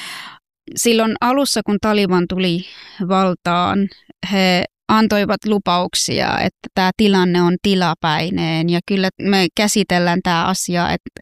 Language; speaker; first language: Finnish; non-native, fluent; Persian